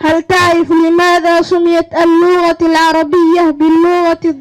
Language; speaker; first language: Arabic; non-native, learner; Somali